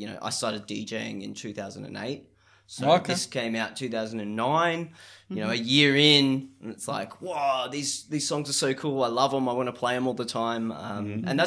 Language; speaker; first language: English; native; English